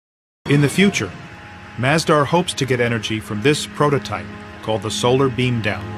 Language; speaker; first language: English; native; English